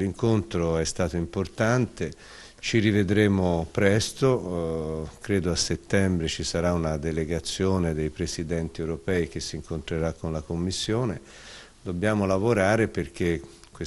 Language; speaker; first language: Italian; native; Italian